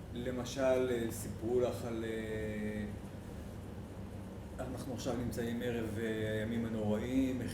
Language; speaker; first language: Hebrew; native; Hebrew